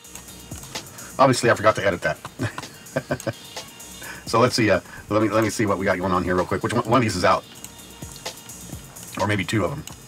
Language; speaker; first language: English; native; English